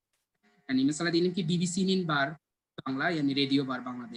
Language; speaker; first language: Turkish; non-native, learner; Bangla